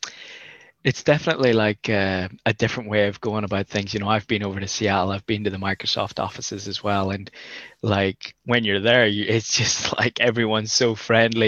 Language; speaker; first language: English; native; English